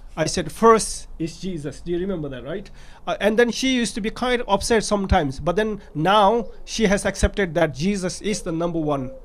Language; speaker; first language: English; non-native, local second language; Nepali